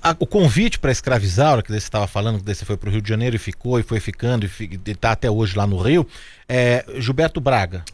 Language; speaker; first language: Portuguese; native; Portuguese